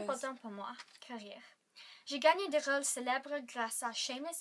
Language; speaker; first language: French; non-native, learner; English